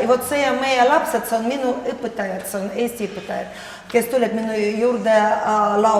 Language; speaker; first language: Estonian; non-native, learner; Russian